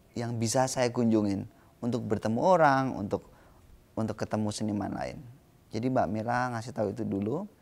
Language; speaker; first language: Indonesian; native; Indonesian